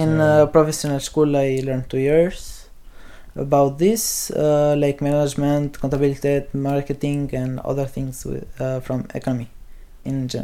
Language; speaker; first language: English; non-native, learner; Albanian